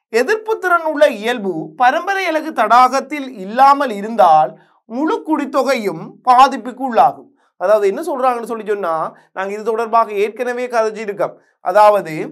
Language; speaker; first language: Tamil; native; Tamil